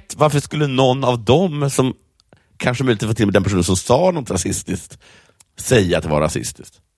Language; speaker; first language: Swedish; native; Swedish